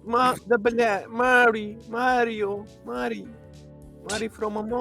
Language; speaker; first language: Russian; native; Russian